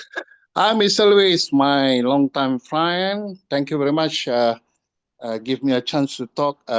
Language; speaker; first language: English; non-native, fluent; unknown